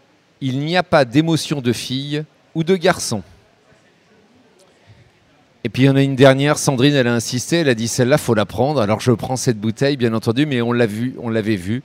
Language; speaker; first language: French; native; French